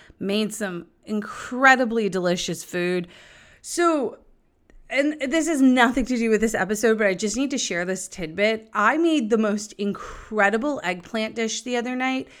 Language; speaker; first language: English; native; English